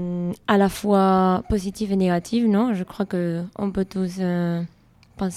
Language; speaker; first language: French; non-native, learner; Spanish